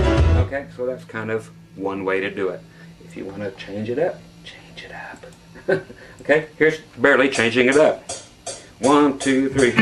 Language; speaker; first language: English; native; English